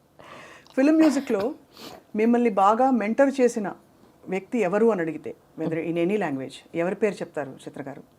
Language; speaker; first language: Telugu; native; Telugu